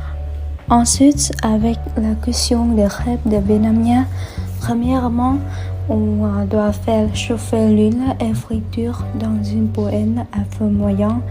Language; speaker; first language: French; non-native, learner; Vietnamese